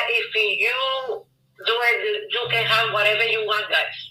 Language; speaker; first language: English; non-native, learner; Spanish